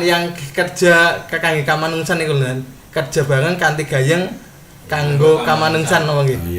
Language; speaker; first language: Indonesian; native; Indonesian